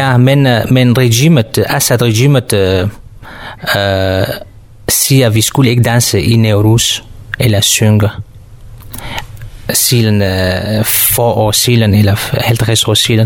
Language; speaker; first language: Danish; non-native, learner; Kurdish